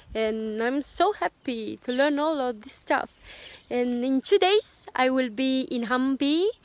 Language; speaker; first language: English; non-native, fluent; Italian